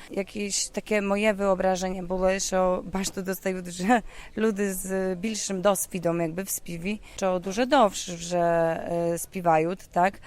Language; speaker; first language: Polish; non-native, local second language; Ukrainian